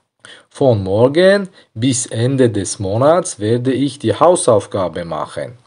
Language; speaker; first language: German; non-native, learner; Tajik